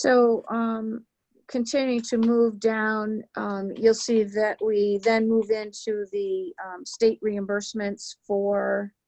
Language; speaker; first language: English; native; English